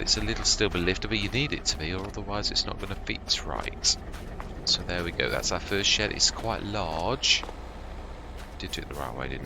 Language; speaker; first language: English; native; English